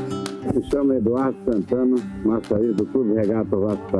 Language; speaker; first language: Portuguese; native; Portuguese